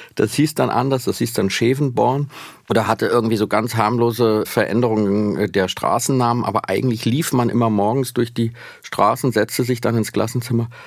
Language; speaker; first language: German; native; German